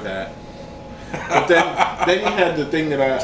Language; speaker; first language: English; native; English